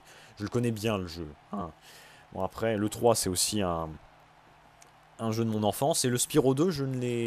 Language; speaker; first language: French; native; French